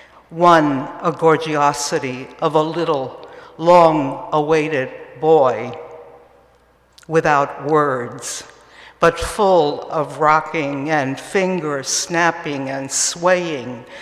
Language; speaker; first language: English; early bilingual, other home language; Spanish